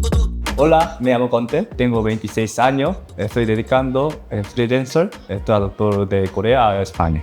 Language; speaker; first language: Spanish; non-native, learner; Korean